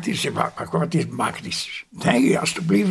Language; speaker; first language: Dutch; non-native, fluent; Italian